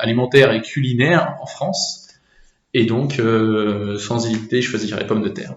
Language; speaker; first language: French; native; French